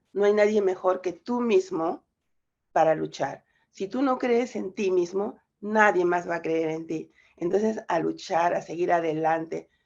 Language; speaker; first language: Spanish; native; Spanish